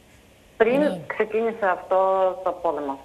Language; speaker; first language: Greek; non-native, fluent; Russian